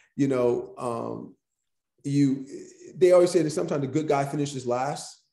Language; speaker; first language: English; native; English